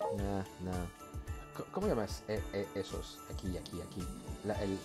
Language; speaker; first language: Spanish; non-native, learner; French